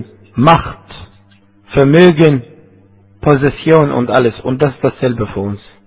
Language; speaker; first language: German; non-native, fluent; Arabic